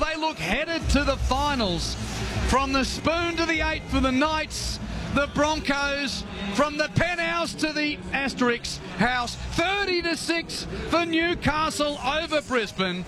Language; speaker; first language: English; native; English